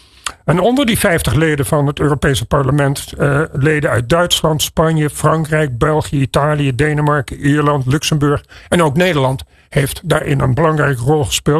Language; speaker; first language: Dutch; native; Dutch